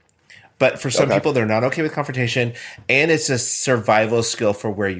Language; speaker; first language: English; native; English